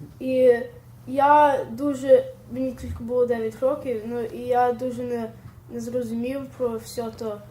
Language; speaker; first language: Ukrainian; early bilingual, heritage; Ukrainian